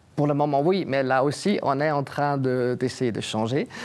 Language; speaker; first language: French; native; French